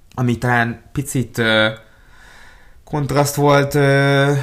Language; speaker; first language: Hungarian; early bilingual, other home language; Hebrew